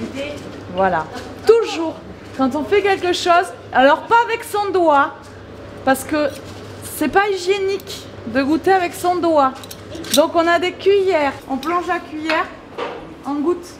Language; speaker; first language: French; native; French